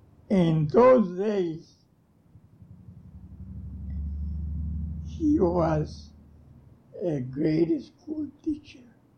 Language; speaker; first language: English; early bilingual, other home language; Spanish